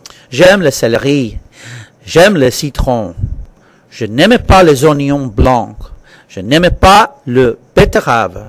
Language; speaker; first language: French; non-native, fluent; English